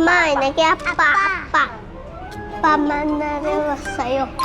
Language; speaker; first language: Korean; non-native, learner; Nepali